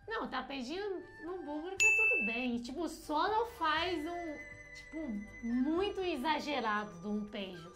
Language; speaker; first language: Portuguese; non-native, learner; Chinese